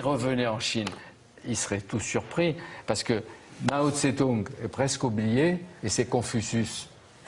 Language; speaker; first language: French; native; French